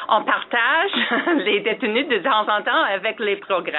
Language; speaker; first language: French; non-native, fluent; English